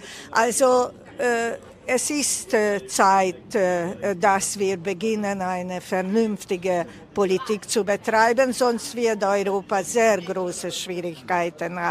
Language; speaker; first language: German; non-native, fluent; Hungarian